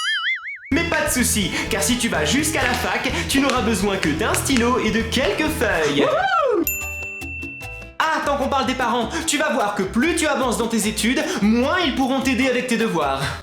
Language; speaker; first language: French; native; French